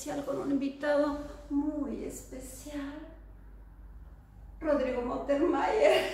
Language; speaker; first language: Spanish; native; Spanish